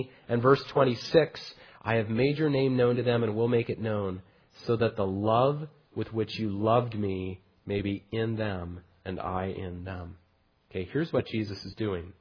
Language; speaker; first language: English; native; English